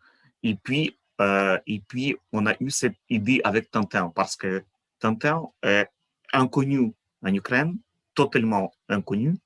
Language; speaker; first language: French; non-native, fluent; Ukrainian